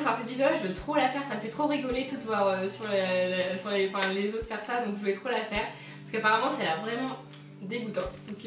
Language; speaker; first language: French; native; French